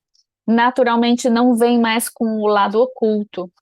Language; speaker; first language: Portuguese; native; Portuguese